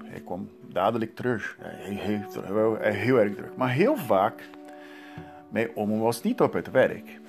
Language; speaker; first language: Dutch; non-native, learner; Portuguese